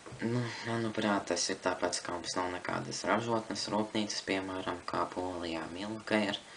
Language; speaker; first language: Latvian; native; Latvian